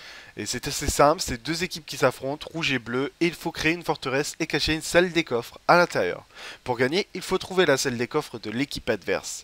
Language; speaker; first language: French; native; French